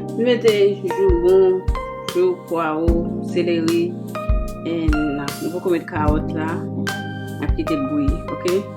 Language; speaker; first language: French; non-native, learner; Haitian Creole